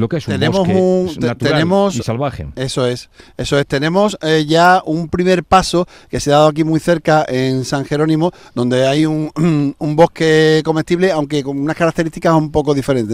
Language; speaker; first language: Spanish; native; Spanish